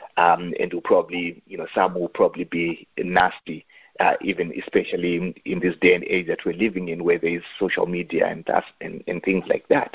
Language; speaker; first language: English; non-native, local second language; Shona